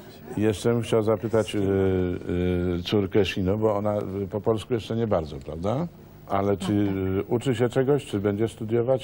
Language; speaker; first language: Polish; native; Polish